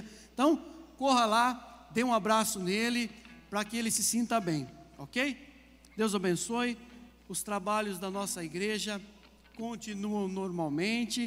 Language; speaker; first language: Portuguese; native; Portuguese